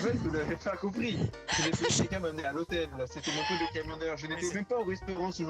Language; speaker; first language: French; native; French